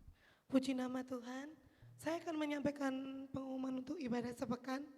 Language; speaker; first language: Indonesian; native; Indonesian